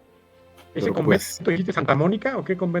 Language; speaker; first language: Spanish; native; Spanish